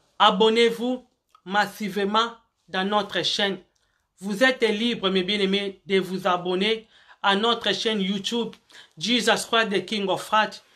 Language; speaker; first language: French; non-native, local second language; Lingala